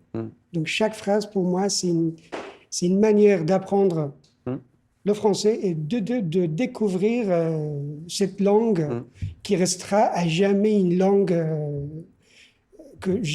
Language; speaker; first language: French; non-native, fluent; Persian